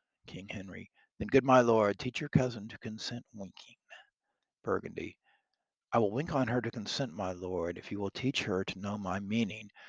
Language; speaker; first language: English; native; English